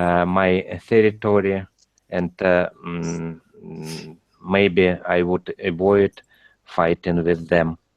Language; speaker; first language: English; non-native, learner; Russian